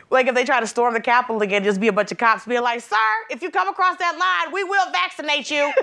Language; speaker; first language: English; native; English